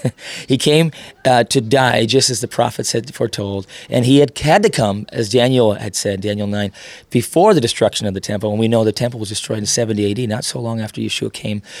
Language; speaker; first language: English; native; English